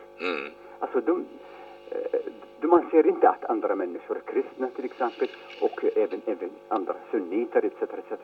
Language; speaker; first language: Swedish; non-native, fluent; Arabic